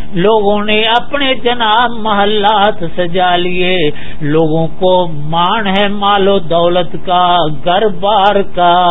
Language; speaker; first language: Urdu; non-native, local second language; Dogri